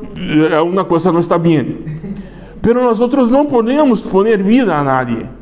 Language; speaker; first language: Spanish; non-native, learner; Portuguese